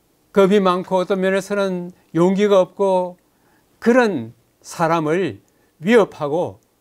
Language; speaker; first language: Korean; native; Korean